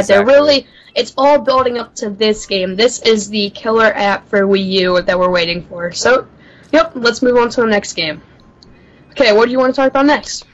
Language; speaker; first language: English; native; English